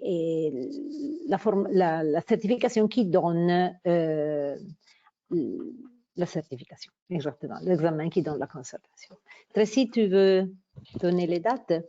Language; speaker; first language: French; non-native, fluent; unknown